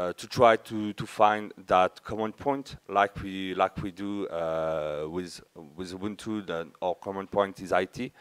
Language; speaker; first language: English; non-native, learner; French